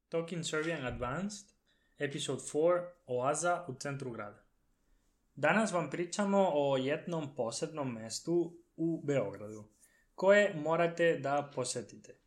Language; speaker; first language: Serbian; non-native, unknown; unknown